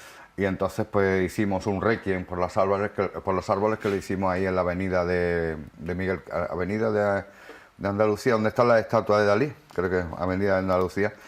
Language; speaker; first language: Spanish; native; Spanish